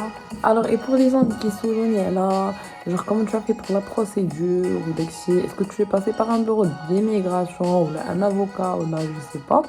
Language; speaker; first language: French; non-native, local second language; Arabic